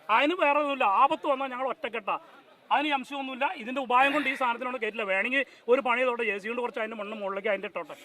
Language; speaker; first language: Malayalam; native; Malayalam